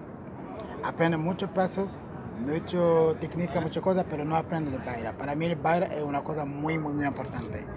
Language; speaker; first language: Spanish; non-native, learner; Portuguese